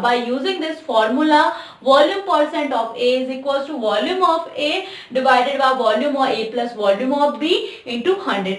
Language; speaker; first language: English; non-native, local second language; Hindi